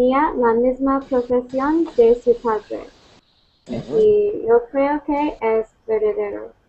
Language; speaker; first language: Spanish; non-native, learner; English